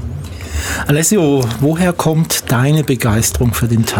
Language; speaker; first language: German; native; German